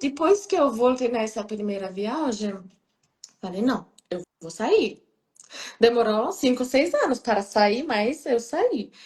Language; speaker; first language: Portuguese; non-native, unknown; Persian